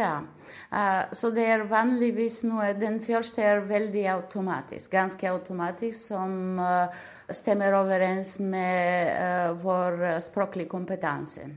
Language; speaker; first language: Norwegian; non-native, fluent; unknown